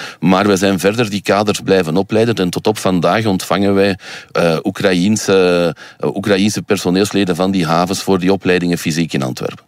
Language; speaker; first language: Dutch; native; Dutch